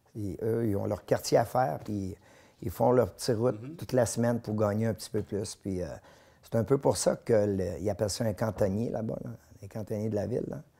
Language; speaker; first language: French; native; French